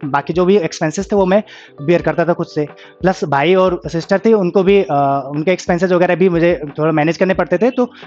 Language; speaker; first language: Hindi; native; Hindi